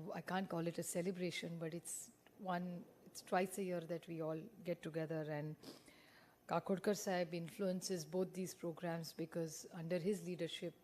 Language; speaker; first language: English; non-native, local second language; Marathi